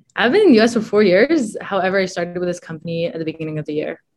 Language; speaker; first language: English; non-native, fluent; Italian